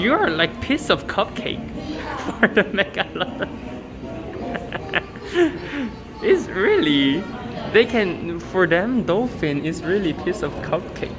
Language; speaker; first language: English; non-native, learner; Korean